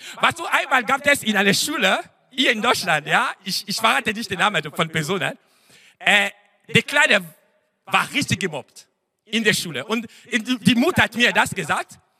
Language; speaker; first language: German; non-native, fluent; French